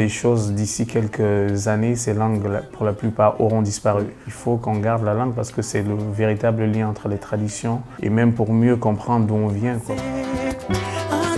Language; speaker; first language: French; non-native, local second language; Basaa